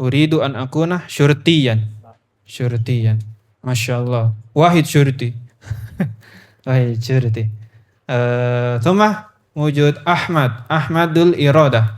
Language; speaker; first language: Arabic; non-native, learner; Indonesian